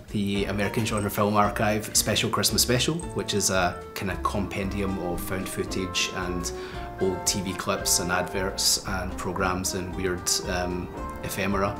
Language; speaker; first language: English; native; English